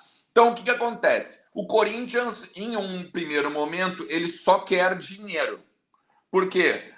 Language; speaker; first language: Portuguese; native; Portuguese